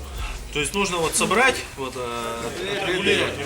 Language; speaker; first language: Russian; native; Russian